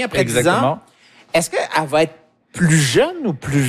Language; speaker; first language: French; native; French